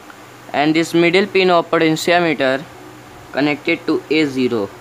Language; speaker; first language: English; non-native, learner; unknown